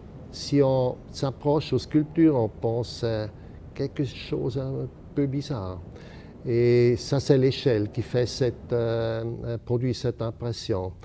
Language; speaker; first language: French; non-native, local second language; German